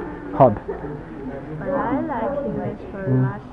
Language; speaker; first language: English; non-native, learner; Chinese